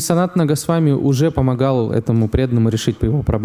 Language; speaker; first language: Russian; native; Russian